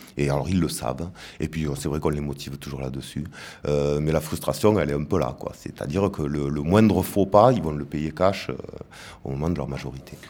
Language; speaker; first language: French; native; French